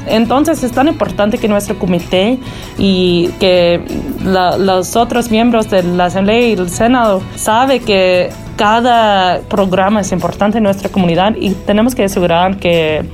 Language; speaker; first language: Spanish; early bilingual, heritage; Spanish